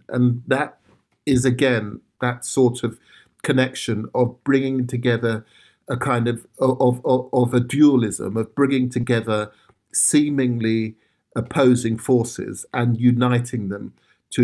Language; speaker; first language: English; native; English